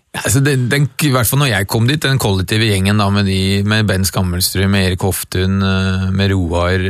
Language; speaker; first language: Norwegian; native; Norwegian